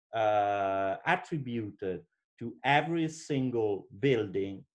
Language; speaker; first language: English; non-native, fluent; Italian